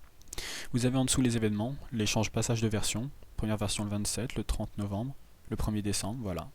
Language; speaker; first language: French; native; French